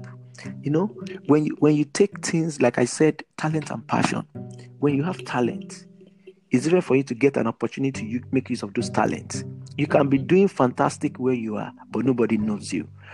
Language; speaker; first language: English; non-native, local second language; Yoruba